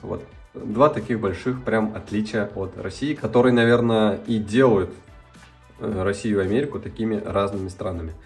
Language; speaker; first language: Russian; native; Russian